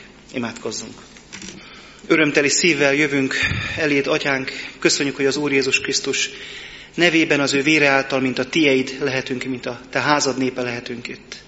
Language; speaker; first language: Hungarian; native; Hungarian